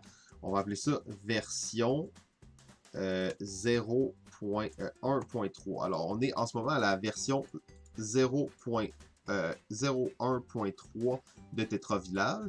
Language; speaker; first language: French; native; French